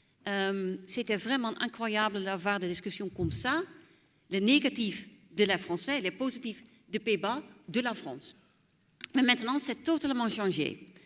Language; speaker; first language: French; non-native, fluent; Dutch